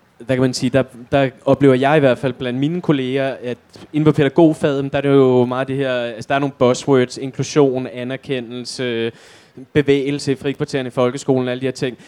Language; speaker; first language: Danish; native; Danish